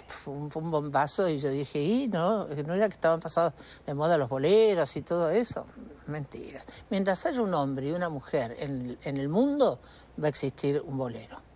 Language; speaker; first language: Spanish; native; Spanish